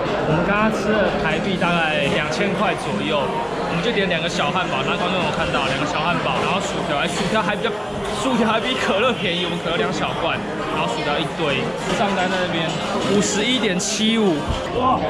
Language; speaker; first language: Chinese; native; Chinese